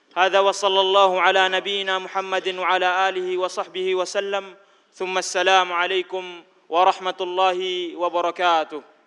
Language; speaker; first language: Arabic; non-native, fluent; Indonesian